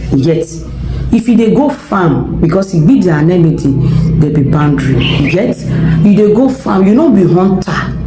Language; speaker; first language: Nigerian Pidgin; non-native, local second language; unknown